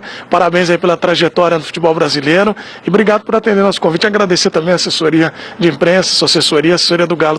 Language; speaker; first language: Portuguese; native; Portuguese